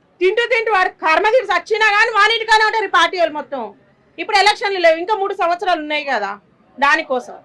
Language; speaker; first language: Telugu; native; Telugu